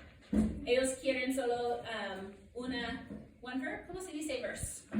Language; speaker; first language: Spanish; non-native, learner; English